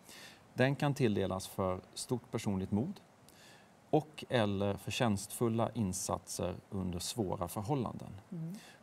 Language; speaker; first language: Swedish; native; Swedish